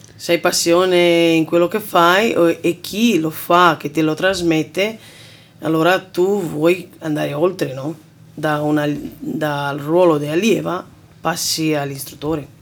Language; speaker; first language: Italian; non-native, fluent; Romanian